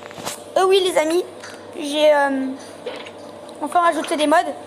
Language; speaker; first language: French; native; French